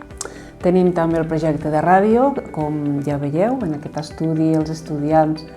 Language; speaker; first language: Catalan; native; Catalan